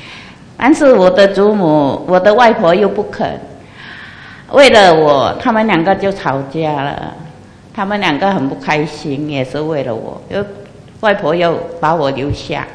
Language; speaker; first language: Chinese; non-native, local second language; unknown